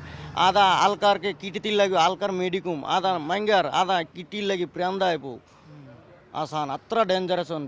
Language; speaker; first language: Malayalam; non-native, local second language; Assamese